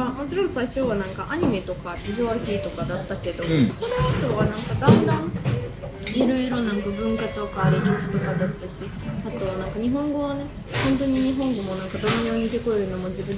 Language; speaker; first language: Japanese; non-native, fluent; Russian